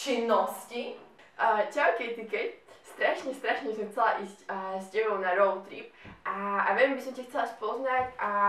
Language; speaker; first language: Slovak; non-native, local second language; Hungarian